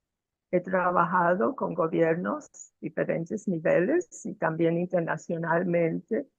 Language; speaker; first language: Spanish; non-native, fluent; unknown